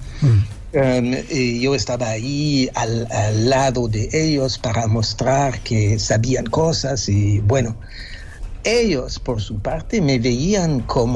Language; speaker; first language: Spanish; non-native, fluent; French